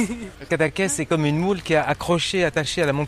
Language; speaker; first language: French; native; French